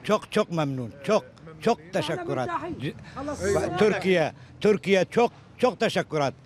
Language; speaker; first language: Turkish; non-native, learner; Arabic